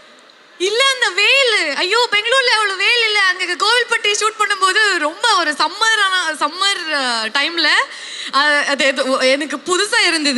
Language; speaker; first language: Tamil; non-native, learner; Kannada